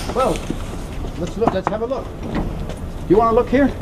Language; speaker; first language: English; non-native, fluent; Danish